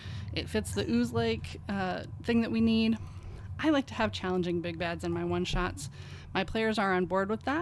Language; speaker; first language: English; native; English